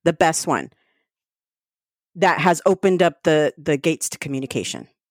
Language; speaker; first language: English; early bilingual, other home language; Spanish